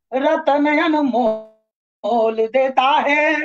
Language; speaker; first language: Hindi; native; Hindi